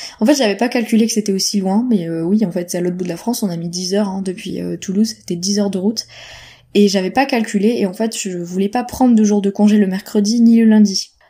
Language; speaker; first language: French; native; French